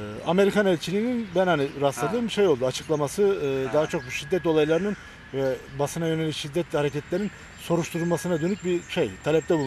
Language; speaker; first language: Turkish; native; Turkish